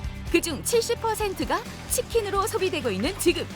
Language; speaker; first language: Korean; native; Korean